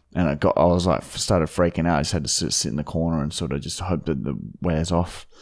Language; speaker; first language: English; early bilingual, other home language; German